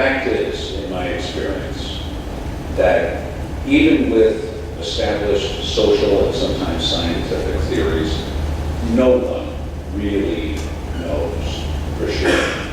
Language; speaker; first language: English; native; English